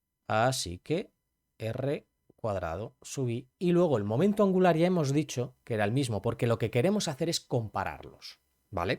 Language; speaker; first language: Spanish; native; Spanish